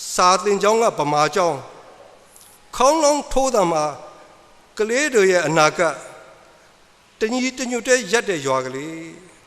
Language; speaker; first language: Burmese; native; Burmese